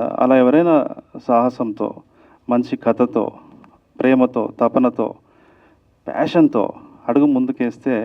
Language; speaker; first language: Telugu; native; Telugu